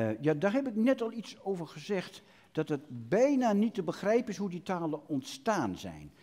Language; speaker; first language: Dutch; native; Dutch